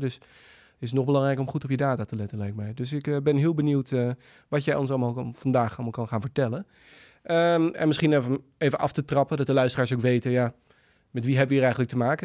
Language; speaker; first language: Dutch; native; Dutch